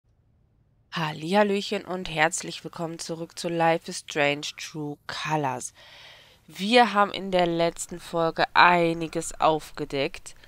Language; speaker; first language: German; native; German